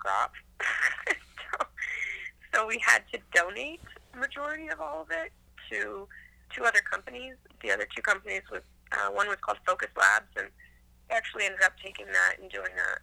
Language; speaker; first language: English; native; English